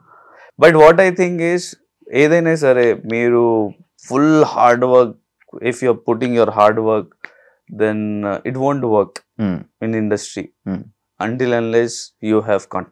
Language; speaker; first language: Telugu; non-native, local second language; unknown